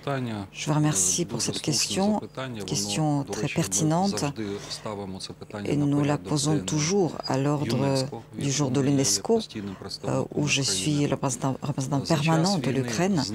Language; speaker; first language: French; non-native, fluent; Ukrainian